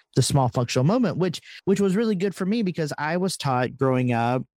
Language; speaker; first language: English; native; English